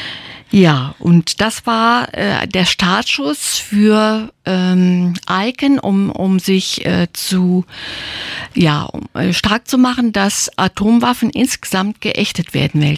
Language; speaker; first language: German; native; German